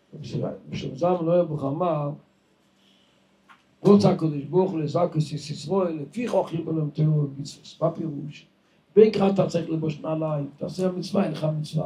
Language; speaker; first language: Hebrew; non-native, local second language; Yiddish